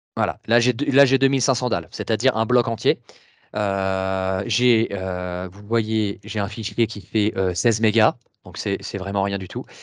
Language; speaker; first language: French; native; French